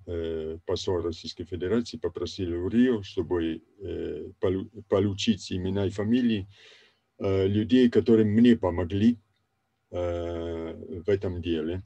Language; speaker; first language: Russian; non-native, fluent; Italian